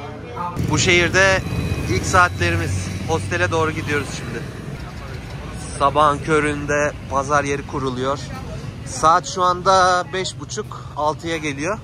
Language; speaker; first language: Turkish; native; Turkish